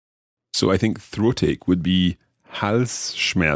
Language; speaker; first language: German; non-native, learner; English